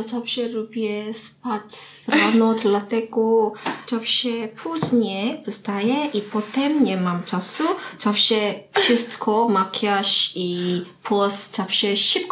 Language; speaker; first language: Polish; non-native, learner; Korean